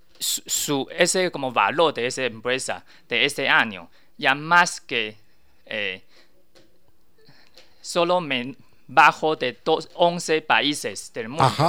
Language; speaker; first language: Spanish; non-native, learner; Chinese